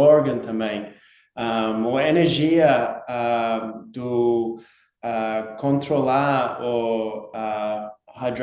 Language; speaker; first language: Portuguese; non-native, learner; English